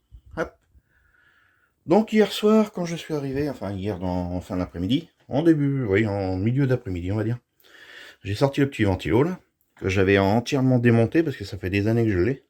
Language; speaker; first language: French; native; French